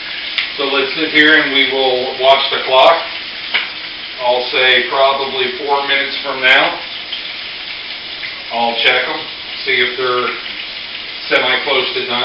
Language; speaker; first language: English; native; English